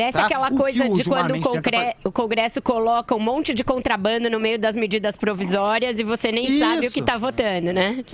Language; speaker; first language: Portuguese; native; Portuguese